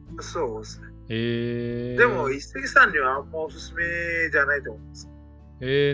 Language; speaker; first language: Japanese; non-native, fluent; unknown